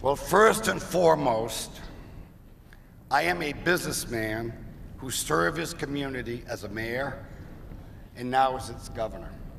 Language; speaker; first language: English; early bilingual, other home language; French